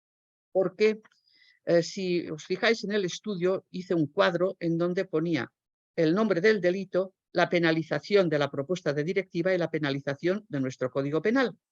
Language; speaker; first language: Spanish; native; Spanish